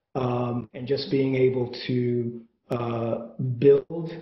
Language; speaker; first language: English; native; English